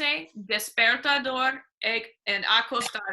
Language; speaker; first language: Spanish; non-native, fluent; English